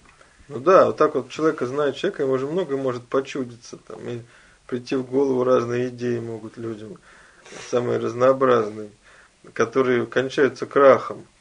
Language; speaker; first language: Russian; native; Russian